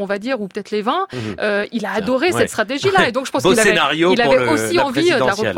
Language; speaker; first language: French; native; French